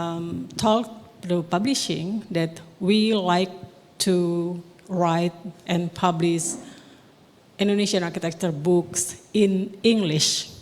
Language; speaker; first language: English; non-native, local second language; Indonesian